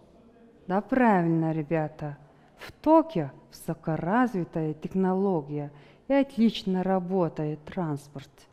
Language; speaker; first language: Russian; non-native, fluent; Mongolian